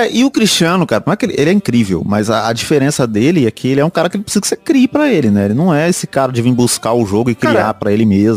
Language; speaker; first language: Portuguese; native; Portuguese